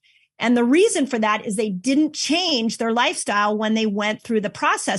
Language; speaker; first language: English; native; English